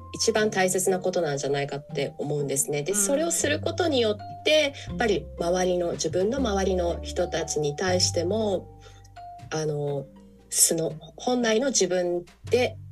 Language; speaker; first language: Japanese; early bilingual, other home language; English